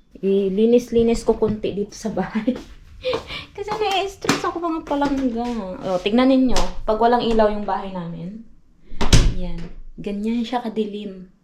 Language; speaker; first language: Filipino; non-native, local second language; Hiligaynon